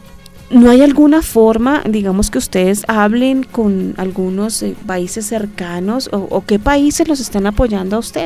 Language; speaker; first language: Spanish; native; Spanish